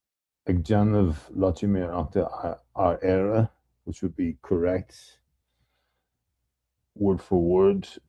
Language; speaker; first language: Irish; non-native, learner; English